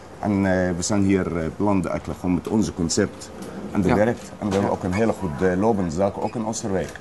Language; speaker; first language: Dutch; non-native, fluent; Arabic